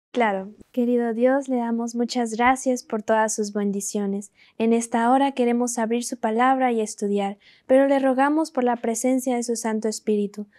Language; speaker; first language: Spanish; native; Spanish